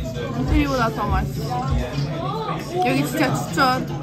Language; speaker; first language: Korean; non-native, learner; Italian